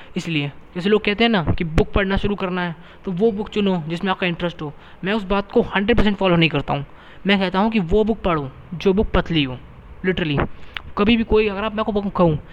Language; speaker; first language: Hindi; native; Hindi